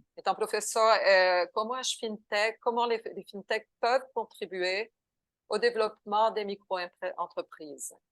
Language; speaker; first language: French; non-native, learner; Portuguese